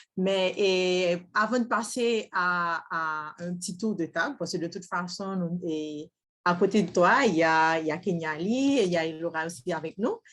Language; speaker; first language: French; non-native, local second language; Haitian Creole